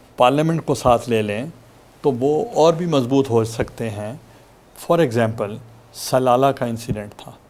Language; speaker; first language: Urdu; non-native, local second language; Saraiki